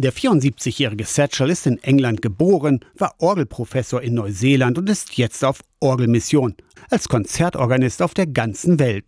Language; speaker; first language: German; native; German